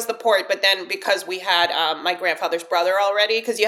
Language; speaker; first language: English; early bilingual, other home language; Russian